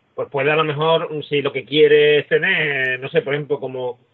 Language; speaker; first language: Spanish; native; Spanish